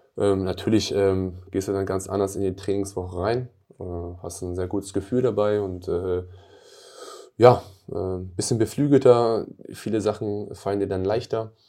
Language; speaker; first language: German; early bilingual, other home language; Albanian